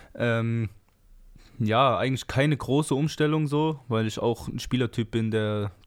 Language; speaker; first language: German; native; German